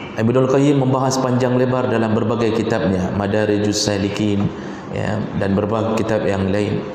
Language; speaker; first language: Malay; non-native, local second language; Achinese